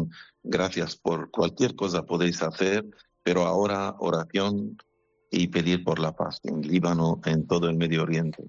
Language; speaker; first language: Spanish; non-native, fluent; Arabic